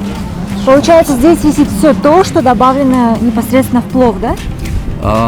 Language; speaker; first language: Russian; native; Russian